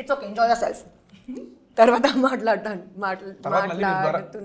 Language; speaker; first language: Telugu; non-native, local second language; Hindi